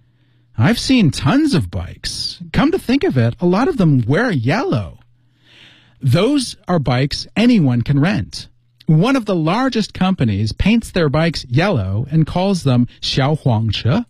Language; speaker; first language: English; native; English